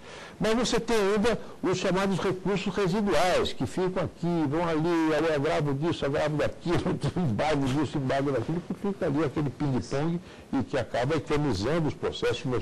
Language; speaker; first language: Portuguese; native; Portuguese